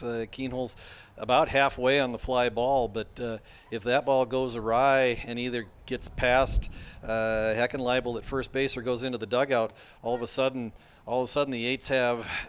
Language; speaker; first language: English; native; English